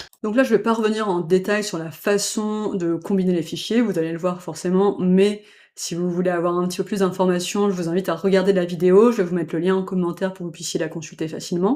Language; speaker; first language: French; native; French